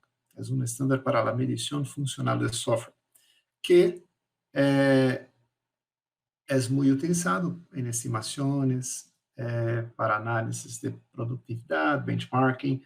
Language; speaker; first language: Spanish; non-native, fluent; Portuguese